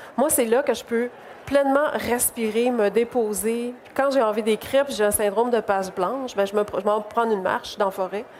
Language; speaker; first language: French; native; French